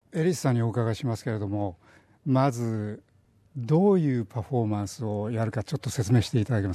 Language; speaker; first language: Japanese; native; Japanese